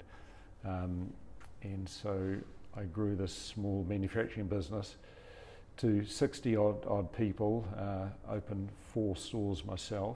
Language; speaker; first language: English; native; English